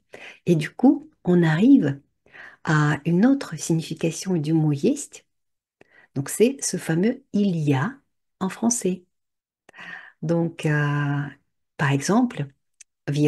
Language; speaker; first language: French; non-native, fluent; Russian